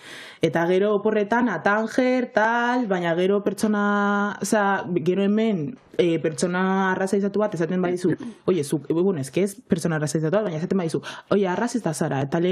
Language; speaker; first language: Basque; non-native, local second language; Spanish